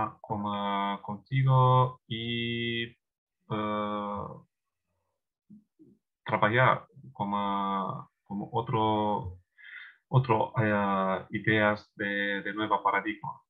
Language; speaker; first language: Spanish; non-native, learner; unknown